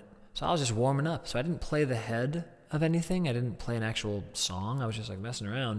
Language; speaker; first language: English; native; English